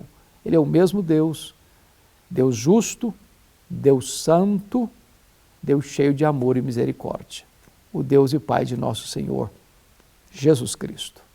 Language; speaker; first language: Portuguese; native; Portuguese